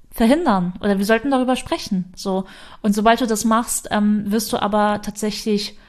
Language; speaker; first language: German; early bilingual, other home language; Turkish